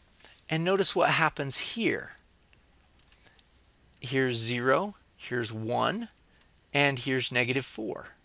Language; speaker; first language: English; native; English